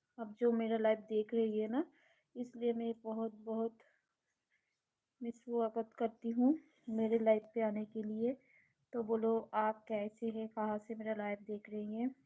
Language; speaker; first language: Hindi; non-native, local second language; Bangla